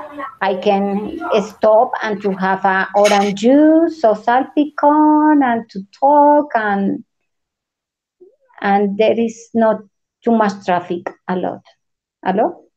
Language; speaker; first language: English; non-native, learner; Spanish